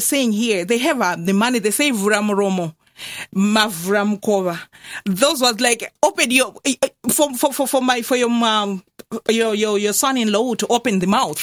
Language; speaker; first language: English; non-native, local second language; Shona